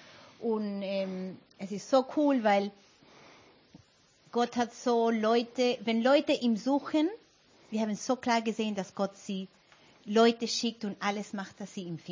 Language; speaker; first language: German; non-native, fluent; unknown